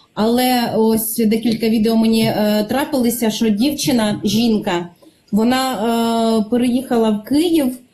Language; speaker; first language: Ukrainian; non-native, local second language; Russian